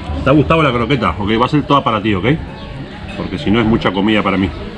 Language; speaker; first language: Spanish; native; Spanish